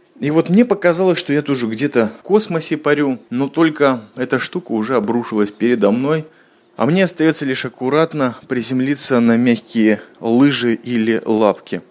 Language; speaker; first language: Russian; native; Russian